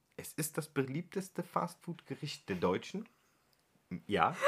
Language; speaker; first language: German; early bilingual, other home language; Turkish